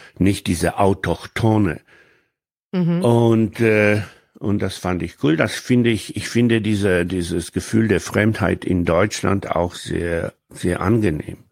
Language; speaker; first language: German; non-native, fluent; Polish